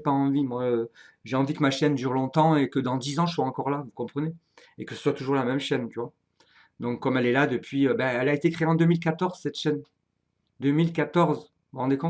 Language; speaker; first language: French; native; French